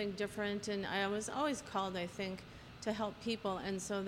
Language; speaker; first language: English; native; English